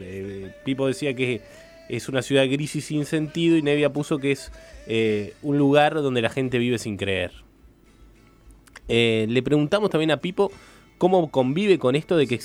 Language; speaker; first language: Spanish; native; Spanish